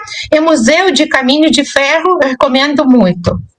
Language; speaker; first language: Portuguese; non-native, fluent; Russian